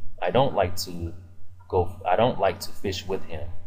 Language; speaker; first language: English; native; English